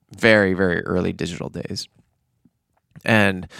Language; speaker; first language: English; native; English